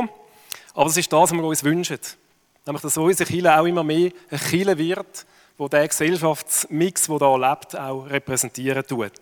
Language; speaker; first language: German; native; German